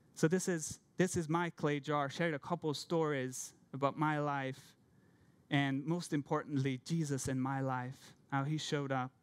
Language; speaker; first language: English; non-native, fluent; Hungarian